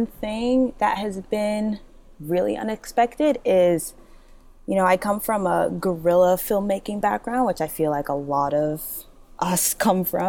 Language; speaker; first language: English; native; English